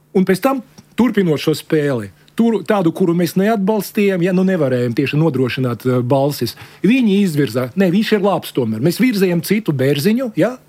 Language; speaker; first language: Latvian; non-native, local second language; Russian